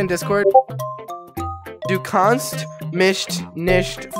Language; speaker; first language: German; non-native, learner; English